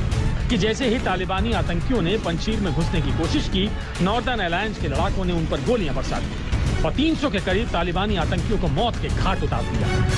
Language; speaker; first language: Hindi; native; Hindi